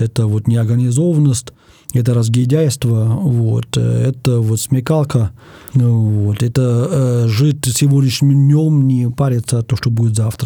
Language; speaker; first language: Russian; non-native, fluent; German